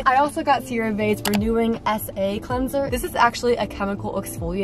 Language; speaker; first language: English; native; English